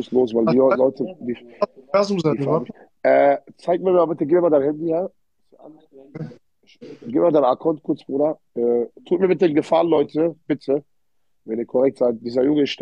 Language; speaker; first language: German; early bilingual, other home language; Arabic